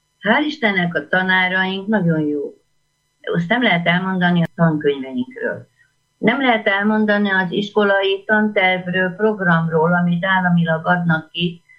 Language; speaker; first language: Hungarian; native; Hungarian